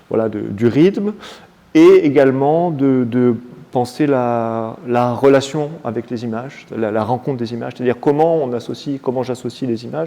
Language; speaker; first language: French; native; French